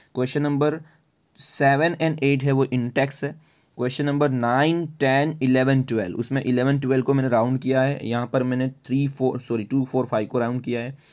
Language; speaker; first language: Hindi; non-native, local second language; Gujarati